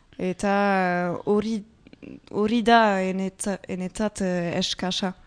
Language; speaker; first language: Basque; native; Basque